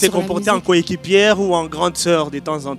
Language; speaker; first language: French; non-native, local second language; Lingala